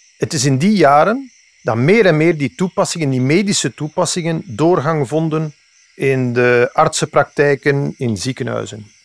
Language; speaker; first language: Dutch; early bilingual, other home language; English